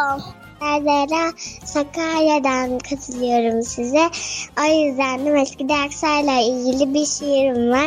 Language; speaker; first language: Turkish; native; Turkish